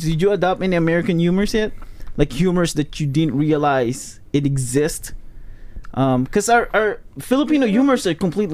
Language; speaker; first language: English; non-native, local second language; Pampanga